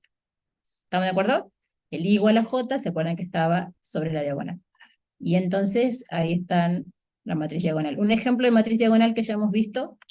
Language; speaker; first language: Spanish; native; Spanish